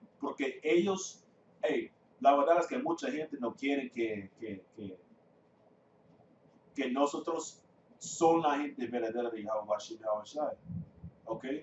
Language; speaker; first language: Spanish; non-native, fluent; English